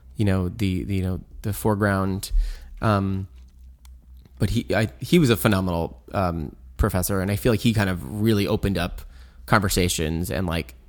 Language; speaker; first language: English; native; English